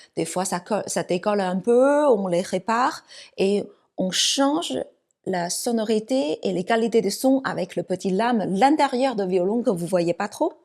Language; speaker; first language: French; non-native, fluent; Chinese